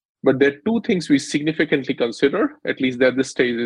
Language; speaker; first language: English; non-native, local second language; Hindi